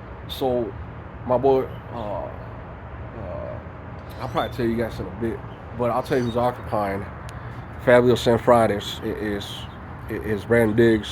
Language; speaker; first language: English; native; English